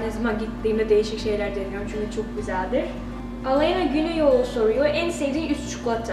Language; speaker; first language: Turkish; early bilingual, heritage; Turkish